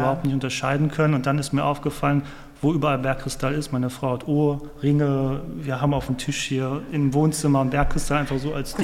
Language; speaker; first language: German; native; German